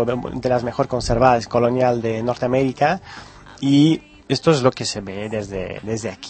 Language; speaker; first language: Spanish; early bilingual, heritage; Spanish